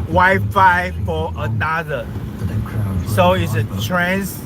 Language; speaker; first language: English; non-native, learner; Chinese